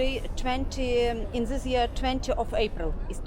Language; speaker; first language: English; non-native, learner; Ukrainian